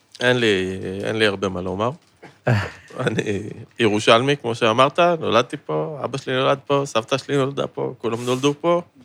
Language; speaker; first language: Hebrew; native; Hebrew